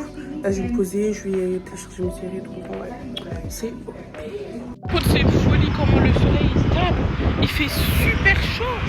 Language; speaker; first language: French; native; French